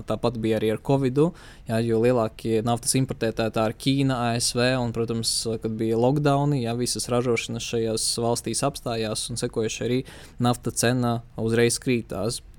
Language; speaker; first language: Latvian; non-native, local second language; Russian